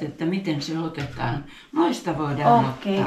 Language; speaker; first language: Finnish; native; Finnish